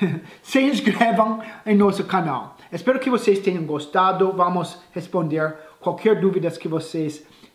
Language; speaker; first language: Portuguese; non-native, fluent; English